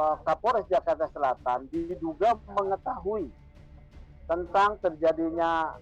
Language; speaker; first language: Indonesian; native; Indonesian